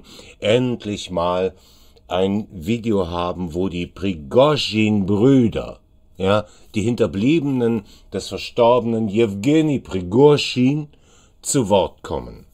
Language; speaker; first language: German; native; German